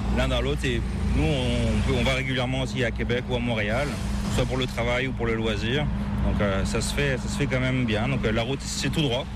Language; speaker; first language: French; native; French